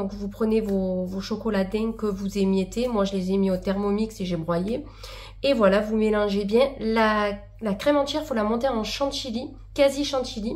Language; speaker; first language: French; native; French